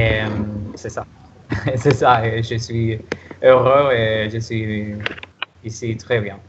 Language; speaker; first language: French; non-native, learner; Spanish